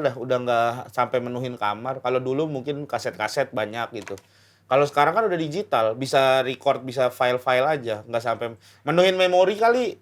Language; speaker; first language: Indonesian; native; Indonesian